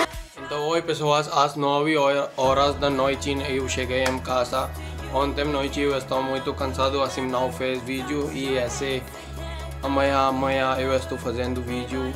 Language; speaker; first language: Portuguese; non-native, learner; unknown